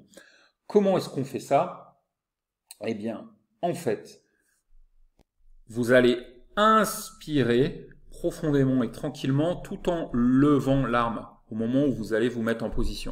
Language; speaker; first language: French; native; French